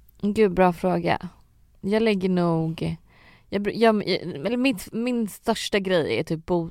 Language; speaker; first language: Swedish; native; Swedish